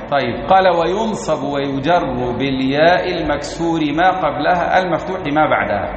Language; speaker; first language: Arabic; native; Arabic